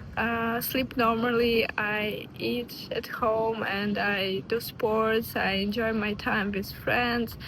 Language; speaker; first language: English; non-native, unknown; Ukrainian